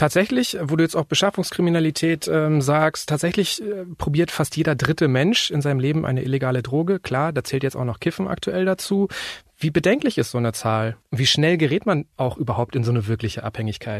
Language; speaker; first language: German; native; German